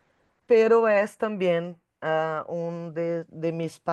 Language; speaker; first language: Spanish; non-native, learner; Portuguese